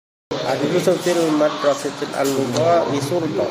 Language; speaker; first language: Arabic; non-native, learner; Indonesian